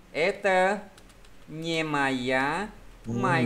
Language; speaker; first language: Russian; non-native, fluent; Vietnamese